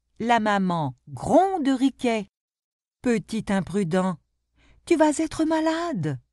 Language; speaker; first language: French; non-native, local second language; Arabic